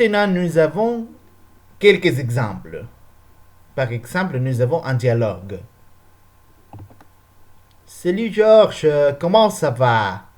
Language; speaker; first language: French; non-native, learner; Spanish